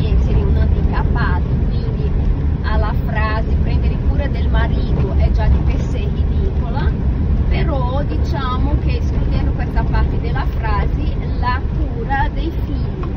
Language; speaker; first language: Italian; non-native, fluent; Portuguese